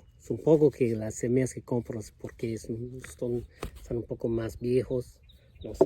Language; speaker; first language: Spanish; non-native, fluent; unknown